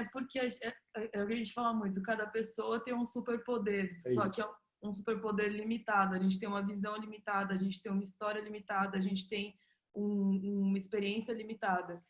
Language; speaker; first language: Portuguese; native; Portuguese